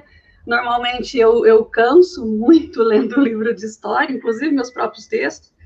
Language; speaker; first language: Portuguese; native; Portuguese